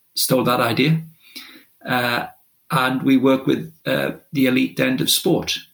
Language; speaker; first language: English; non-native, local second language; Welsh